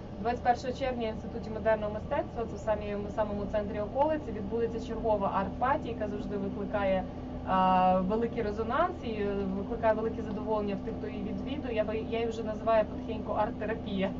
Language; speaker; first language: Ukrainian; native; Ukrainian